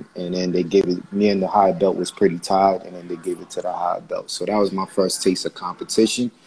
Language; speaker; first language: English; early bilingual, other home language; Haitian Creole